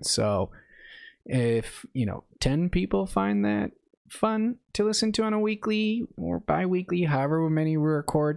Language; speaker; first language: English; native; English